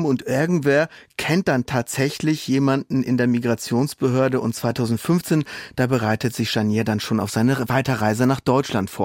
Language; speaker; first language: German; native; German